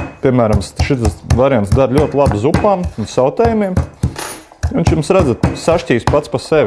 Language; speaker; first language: Latvian; native; Latvian